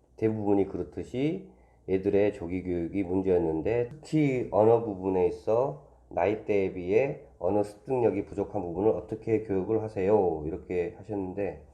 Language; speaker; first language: Korean; native; Korean